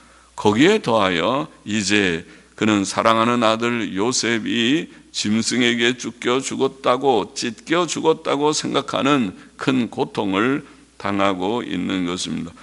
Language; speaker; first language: Korean; native; Korean